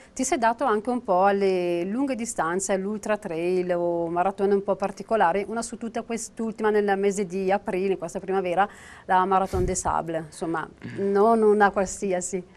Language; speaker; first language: Italian; native; Italian